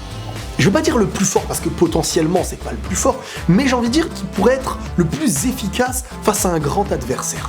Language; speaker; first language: French; native; French